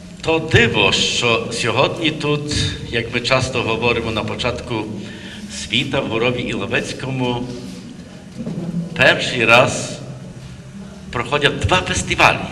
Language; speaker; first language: Ukrainian; early bilingual, heritage; Ukrainian